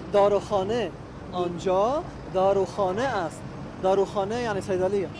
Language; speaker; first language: Persian; non-native, learner; Arabic